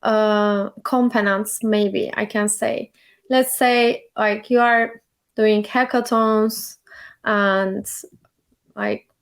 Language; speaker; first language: English; non-native, learner; Turkish